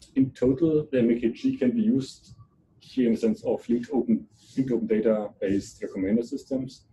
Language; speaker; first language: English; non-native, fluent; German